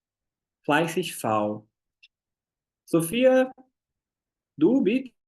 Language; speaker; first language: German; non-native, fluent; Portuguese